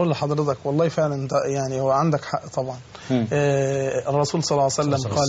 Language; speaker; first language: Arabic; native; Arabic